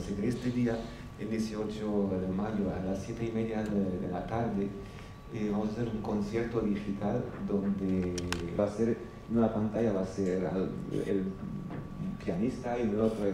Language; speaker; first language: Spanish; non-native, fluent; Armenian